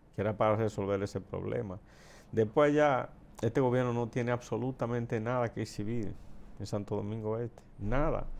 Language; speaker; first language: Spanish; native; Spanish